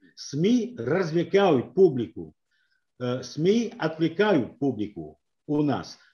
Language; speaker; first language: Russian; non-native, learner; French